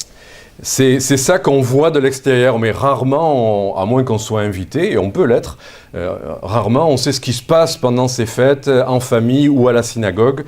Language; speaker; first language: French; native; French